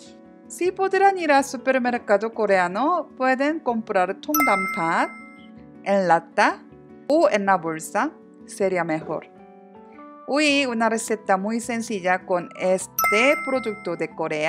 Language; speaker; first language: Spanish; non-native, learner; Korean